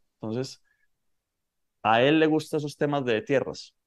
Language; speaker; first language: Spanish; native; Spanish